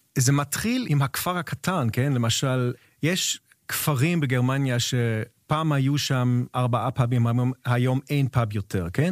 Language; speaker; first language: Hebrew; non-native, fluent; German